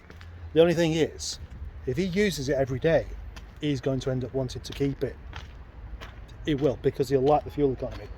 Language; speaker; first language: English; native; English